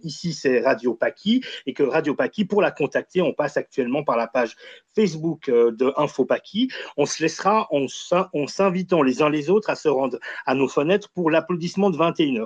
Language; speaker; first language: French; native; French